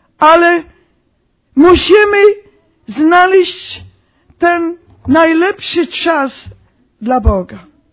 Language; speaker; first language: Polish; early bilingual, heritage; Polish